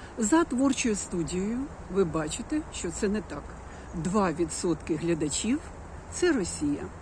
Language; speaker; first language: Ukrainian; non-native, local second language; Russian